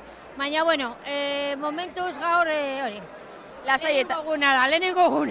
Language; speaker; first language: Basque; non-native, local second language; Spanish